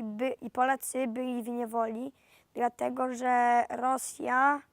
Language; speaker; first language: Polish; early bilingual, heritage; Polish